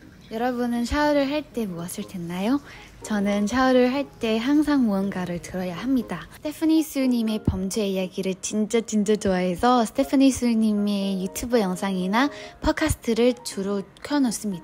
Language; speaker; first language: Korean; non-native, fluent; Vietnamese